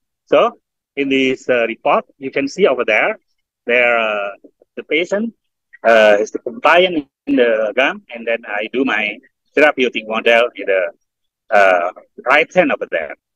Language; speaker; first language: English; non-native, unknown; Indonesian